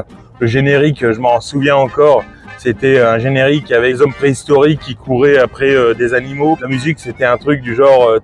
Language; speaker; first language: French; native; French